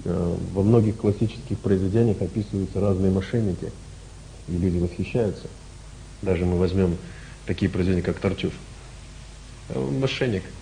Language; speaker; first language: Russian; native; Russian